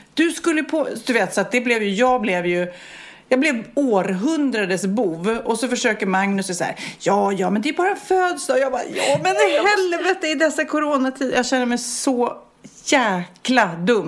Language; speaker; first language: Swedish; native; Swedish